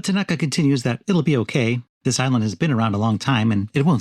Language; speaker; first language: English; native; English